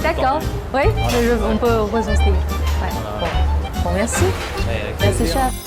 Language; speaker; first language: French; non-native, fluent; Chinese